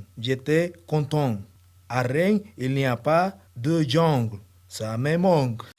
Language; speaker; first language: French; non-native, learner; Spanish